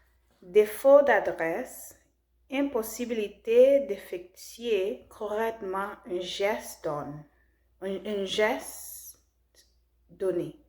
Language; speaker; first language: French; non-native, learner; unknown